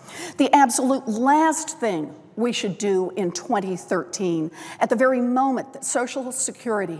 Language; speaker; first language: English; native; English